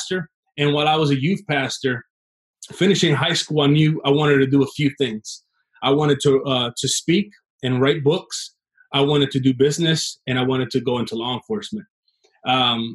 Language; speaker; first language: English; native; English